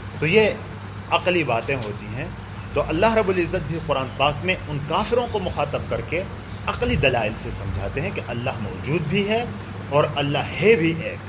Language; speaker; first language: Urdu; non-native, local second language; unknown